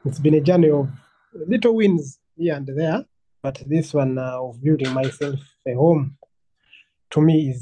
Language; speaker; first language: English; non-native, local second language; Ganda